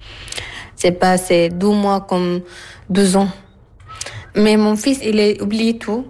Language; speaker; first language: French; non-native, learner; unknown